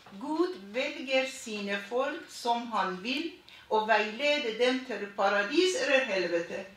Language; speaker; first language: Norwegian; non-native, fluent; Persian